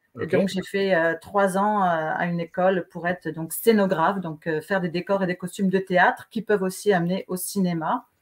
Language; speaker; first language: French; native; French